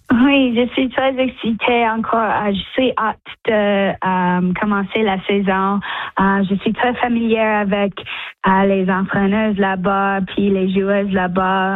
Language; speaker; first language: French; non-native, local second language; English